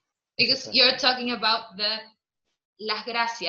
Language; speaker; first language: English; non-native, fluent; Spanish